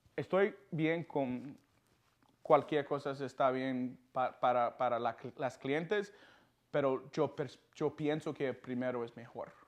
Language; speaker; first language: Spanish; non-native, learner; English